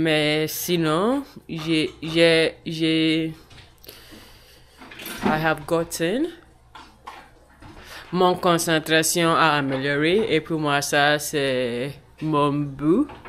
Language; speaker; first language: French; non-native, learner; English